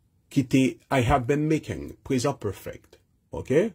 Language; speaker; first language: English; non-native, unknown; Haitian Creole